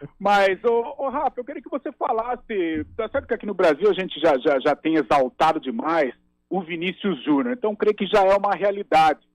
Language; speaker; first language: Portuguese; native; Portuguese